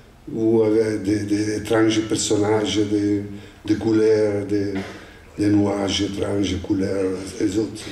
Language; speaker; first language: French; non-native, fluent; Italian